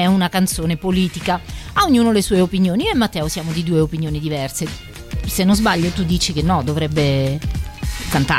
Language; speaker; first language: Italian; native; Italian